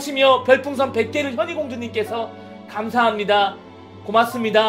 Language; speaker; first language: Korean; native; Korean